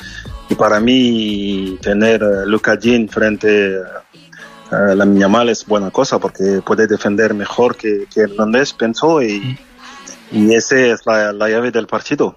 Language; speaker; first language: Spanish; non-native, fluent; French